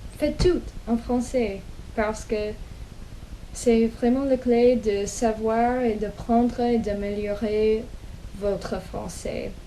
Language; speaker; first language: French; non-native, fluent; English